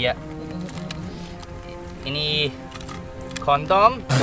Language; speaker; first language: Indonesian; non-native, learner; English